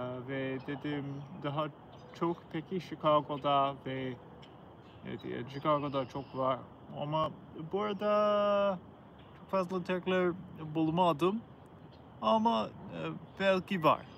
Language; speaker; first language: Turkish; non-native, learner; English